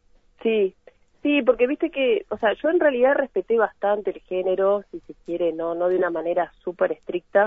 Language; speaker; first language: Spanish; native; Spanish